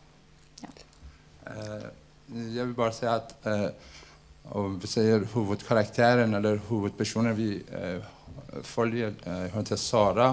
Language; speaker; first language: Swedish; non-native, fluent; Persian